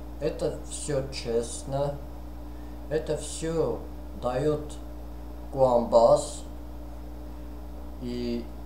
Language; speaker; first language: Russian; non-native, fluent; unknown